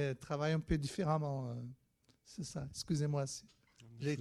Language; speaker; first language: French; non-native, fluent; Portuguese